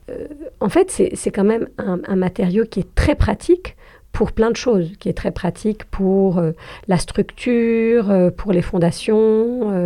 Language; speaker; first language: French; non-native, local second language; Arabic